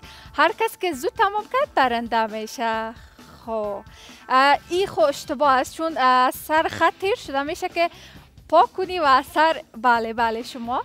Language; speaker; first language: Persian; native; Persian